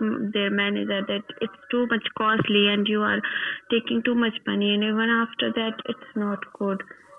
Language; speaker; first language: English; non-native, local second language; Hindi